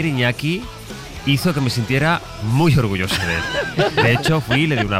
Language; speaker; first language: Spanish; native; Spanish